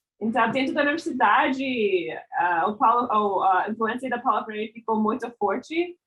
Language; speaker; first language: Portuguese; non-native, fluent; English